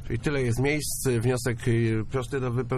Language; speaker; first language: Polish; native; Polish